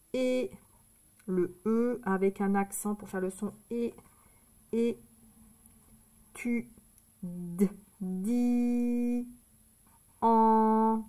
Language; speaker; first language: French; native; French